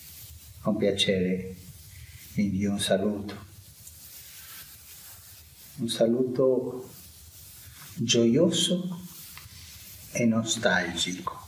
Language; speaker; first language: Italian; non-native, fluent; Spanish